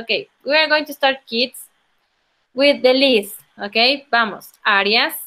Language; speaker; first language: English; non-native, learner; Spanish